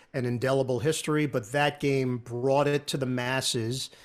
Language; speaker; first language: English; native; English